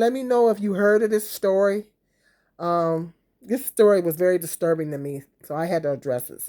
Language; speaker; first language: English; native; English